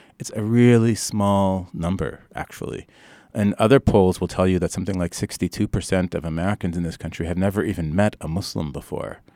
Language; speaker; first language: English; early bilingual, other home language; Arabic